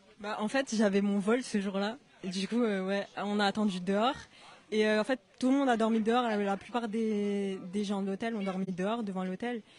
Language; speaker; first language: French; native; French